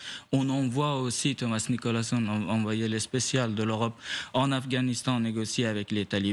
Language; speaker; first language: French; non-native, fluent; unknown